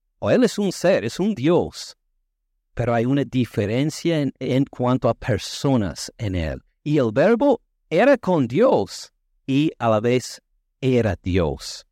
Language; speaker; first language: Spanish; non-native, fluent; English